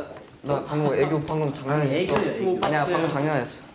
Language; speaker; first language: Korean; native; Korean